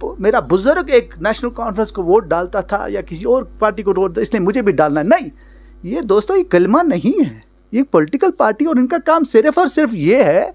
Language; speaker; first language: Hindi; non-native, local second language; Kashmiri